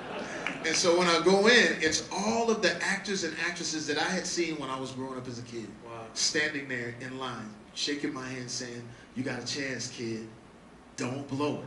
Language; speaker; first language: English; native; English